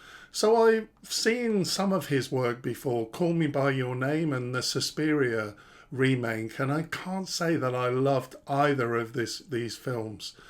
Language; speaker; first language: English; native; English